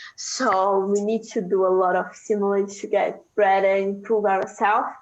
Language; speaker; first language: English; non-native, fluent; Portuguese